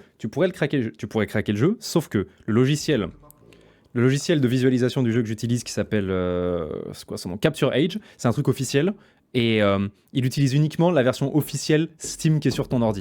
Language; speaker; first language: French; native; French